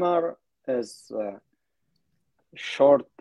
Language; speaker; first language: English; non-native, fluent; Amharic